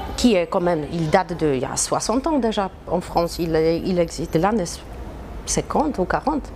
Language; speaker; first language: French; non-native, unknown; Polish